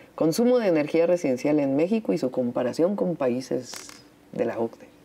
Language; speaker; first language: Spanish; native; Spanish